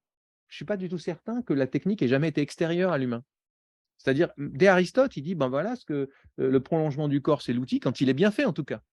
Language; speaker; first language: French; native; French